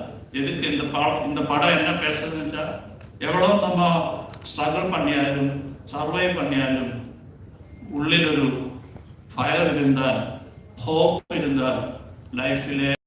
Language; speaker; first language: Tamil; non-native, learner; Malayalam